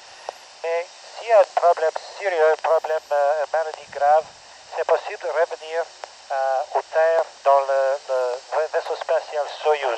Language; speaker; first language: French; non-native, local second language; English